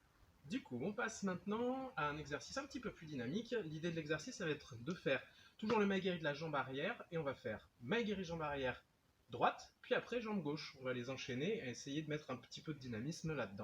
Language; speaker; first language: French; native; French